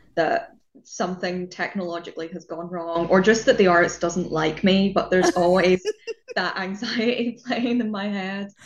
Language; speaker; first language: English; native; English